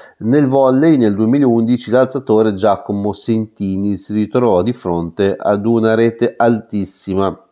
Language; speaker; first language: Italian; native; Italian